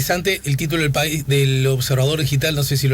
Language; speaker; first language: Spanish; native; Spanish